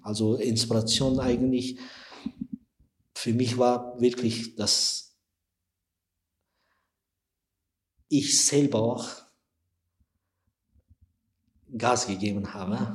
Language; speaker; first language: German; non-native, learner; Persian